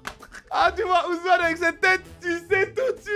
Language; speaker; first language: French; native; French